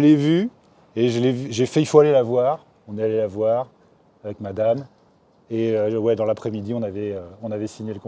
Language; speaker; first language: French; native; French